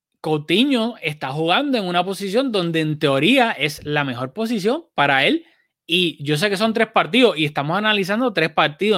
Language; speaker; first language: Spanish; native; Spanish